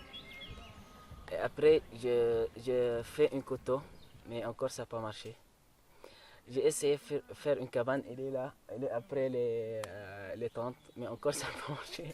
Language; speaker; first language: French; non-native, learner; Arabic